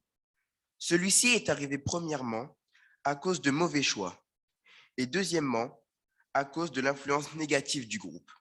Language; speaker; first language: French; native; French